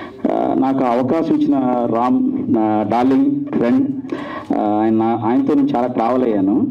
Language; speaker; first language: Telugu; native; Telugu